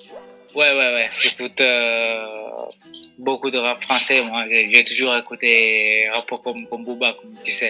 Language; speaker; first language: French; non-native, fluent; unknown